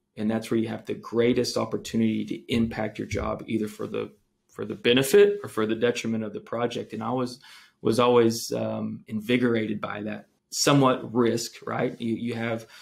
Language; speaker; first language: English; native; English